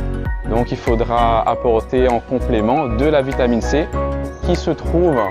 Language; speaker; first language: French; native; French